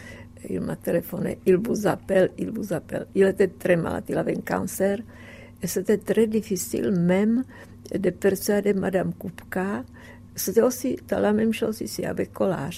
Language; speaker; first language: French; non-native, fluent; Czech